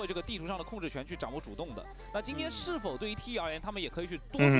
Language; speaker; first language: Chinese; native; Chinese